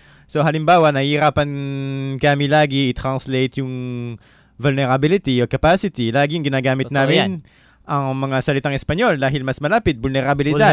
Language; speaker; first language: Filipino; non-native, fluent; French